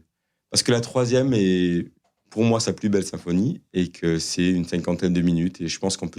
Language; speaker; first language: French; native; French